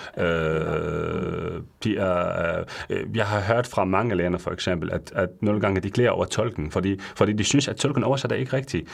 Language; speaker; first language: Danish; non-native, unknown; Arabic